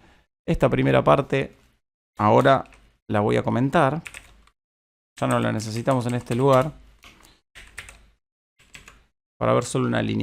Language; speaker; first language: Spanish; native; Spanish